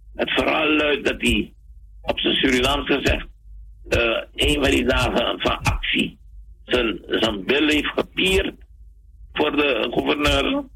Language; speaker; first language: Dutch; native; Dutch